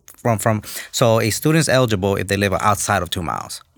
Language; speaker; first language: English; early bilingual, other home language; Spanish